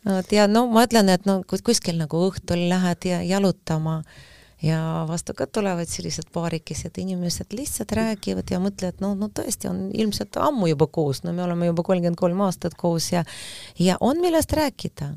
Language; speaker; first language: Estonian; non-native, fluent; Russian